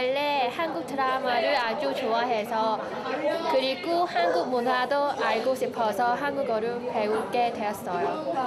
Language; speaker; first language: Korean; non-native, learner; Cantonese